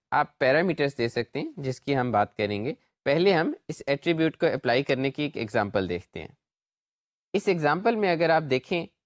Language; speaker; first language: Urdu; native; Urdu